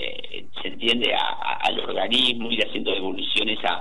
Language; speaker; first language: Spanish; native; Spanish